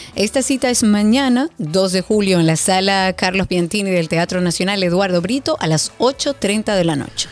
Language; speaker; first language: Spanish; native; Spanish